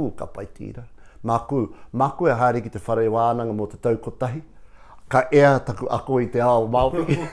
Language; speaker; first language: Māori; non-native, local second language; English